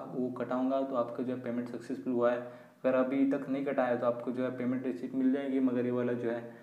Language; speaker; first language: Hindi; non-native, local second language; Marathi